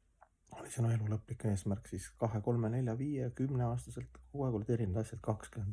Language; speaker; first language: Estonian; native; Estonian